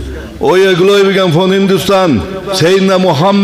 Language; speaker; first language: German; non-native, fluent; Turkish